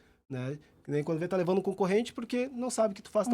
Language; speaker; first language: Portuguese; native; Portuguese